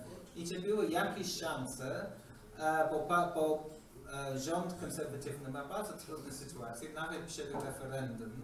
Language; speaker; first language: Polish; non-native, learner; English